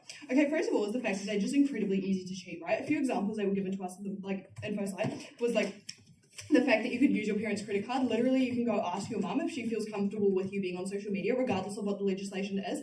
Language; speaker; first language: English; native; English